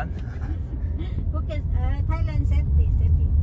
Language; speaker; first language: English; non-native, learner; Thai